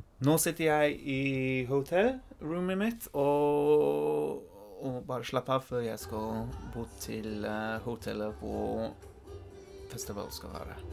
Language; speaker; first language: Norwegian; non-native, learner; English